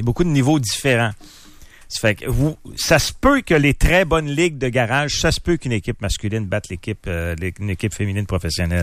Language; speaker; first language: French; native; French